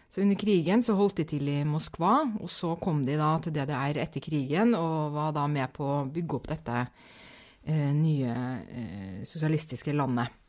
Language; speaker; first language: Norwegian; native; Norwegian